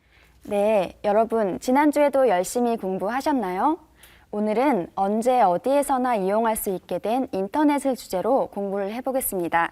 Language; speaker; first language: Korean; native; Korean